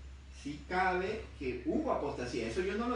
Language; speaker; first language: Spanish; native; Spanish